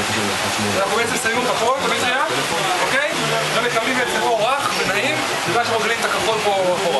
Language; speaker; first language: Hebrew; native; Hebrew